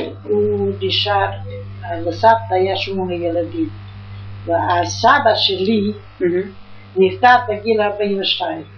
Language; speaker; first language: Hebrew; non-native, fluent; Yiddish